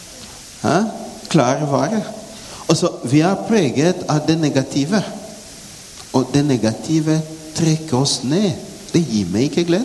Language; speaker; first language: Norwegian; non-native, fluent; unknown